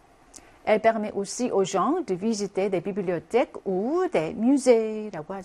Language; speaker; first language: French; non-native, fluent; Korean